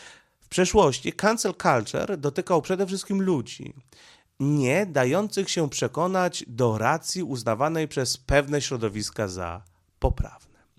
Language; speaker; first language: Polish; native; Polish